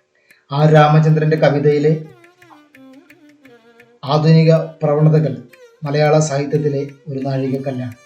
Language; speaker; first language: Malayalam; native; Malayalam